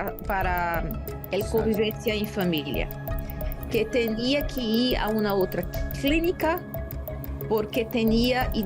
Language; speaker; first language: Spanish; non-native, learner; Portuguese